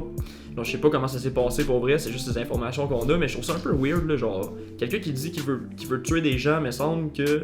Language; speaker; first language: French; native; French